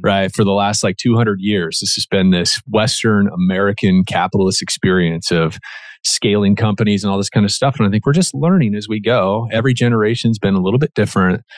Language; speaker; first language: English; native; English